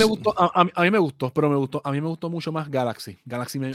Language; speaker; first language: Spanish; native; Spanish